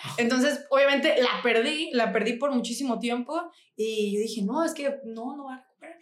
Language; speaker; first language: Spanish; native; Spanish